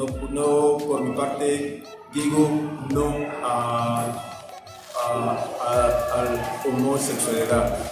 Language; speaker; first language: Spanish; non-native, learner; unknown